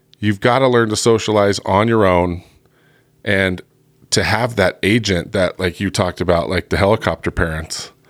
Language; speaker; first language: English; native; English